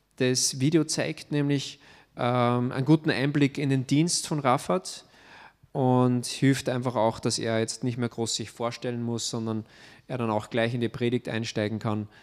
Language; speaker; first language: German; native; German